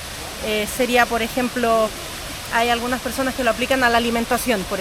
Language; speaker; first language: Spanish; native; Spanish